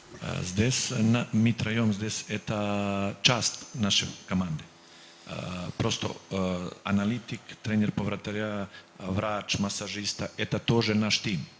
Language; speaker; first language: Russian; non-native, learner; Serbian